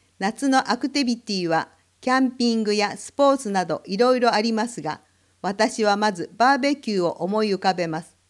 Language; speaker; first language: Japanese; non-native, fluent; English